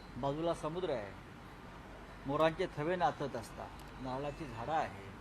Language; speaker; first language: Marathi; native; Marathi